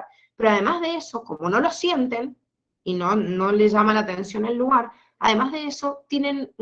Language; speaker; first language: Spanish; native; Spanish